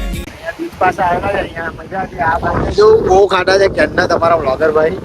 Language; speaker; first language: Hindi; non-native, local second language; Gujarati